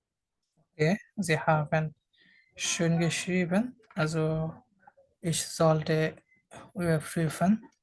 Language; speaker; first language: German; non-native, fluent; Bangla